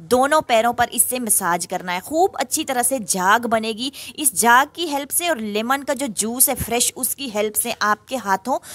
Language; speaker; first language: Urdu; native; Urdu